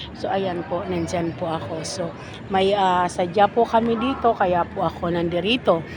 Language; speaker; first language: Filipino; native; Filipino